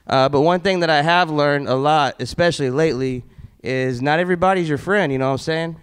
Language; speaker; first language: English; native; English